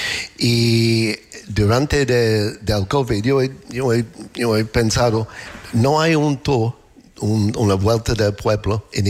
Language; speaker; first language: Spanish; non-native, learner; English